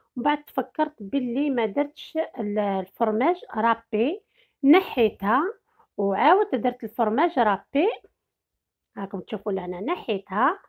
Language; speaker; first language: Arabic; native; Arabic